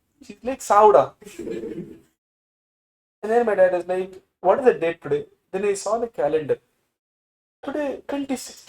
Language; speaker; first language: English; non-native, local second language; Tamil